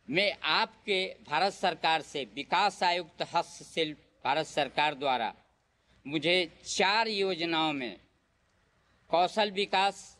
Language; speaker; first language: Hindi; native; Hindi